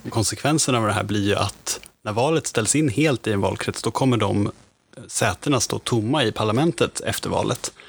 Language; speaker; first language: Swedish; native; Swedish